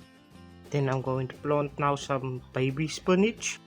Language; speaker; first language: English; native; English